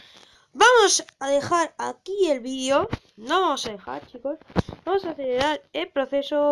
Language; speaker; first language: Spanish; native; Spanish